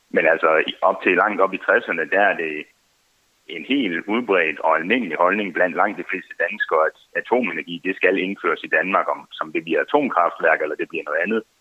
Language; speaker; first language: Danish; native; Danish